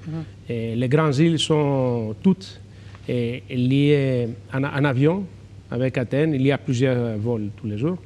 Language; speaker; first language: French; non-native, fluent; Greek